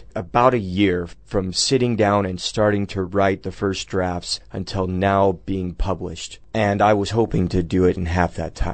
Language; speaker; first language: English; native; English